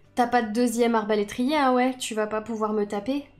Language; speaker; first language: French; native; French